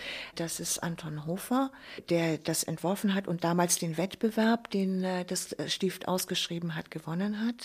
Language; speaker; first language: German; native; German